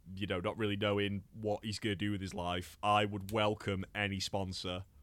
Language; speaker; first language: English; native; English